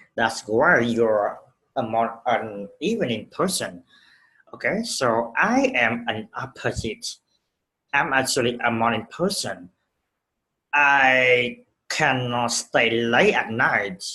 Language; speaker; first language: English; non-native, fluent; Vietnamese